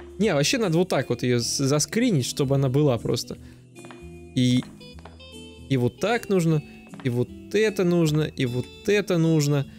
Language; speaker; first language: Russian; native; Russian